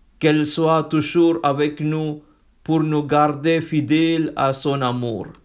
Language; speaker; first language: French; non-native, fluent; Malayalam